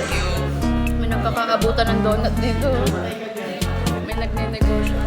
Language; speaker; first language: Filipino; native; Filipino